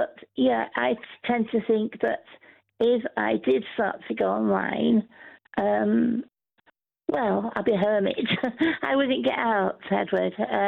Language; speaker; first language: English; native; English